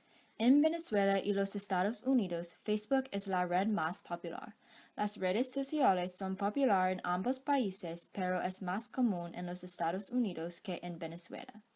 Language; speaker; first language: Spanish; non-native, learner; English